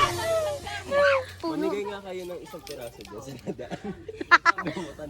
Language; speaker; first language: Filipino; native; Filipino